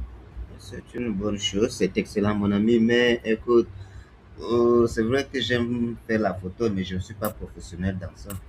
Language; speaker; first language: French; non-native, fluent; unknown